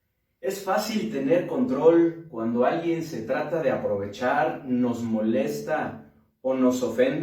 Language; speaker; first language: Spanish; native; Spanish